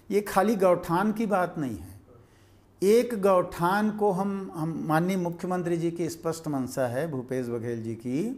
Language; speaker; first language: Hindi; native; Hindi